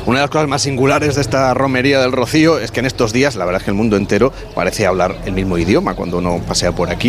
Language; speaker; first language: Spanish; native; Spanish